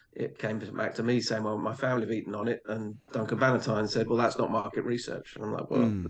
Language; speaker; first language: English; native; English